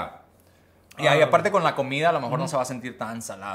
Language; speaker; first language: Spanish; native; Spanish